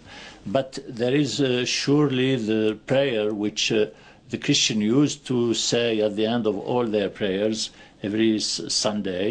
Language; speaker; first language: English; non-native, fluent; Arabic